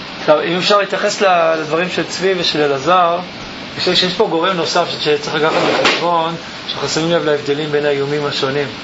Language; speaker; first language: Hebrew; native; Hebrew